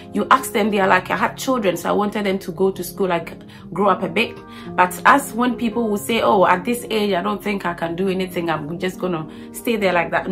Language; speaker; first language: English; non-native, local second language; Akan